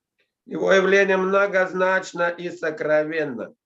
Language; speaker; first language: Russian; native; Russian